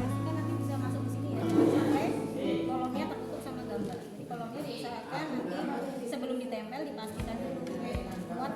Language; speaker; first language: Indonesian; native; Indonesian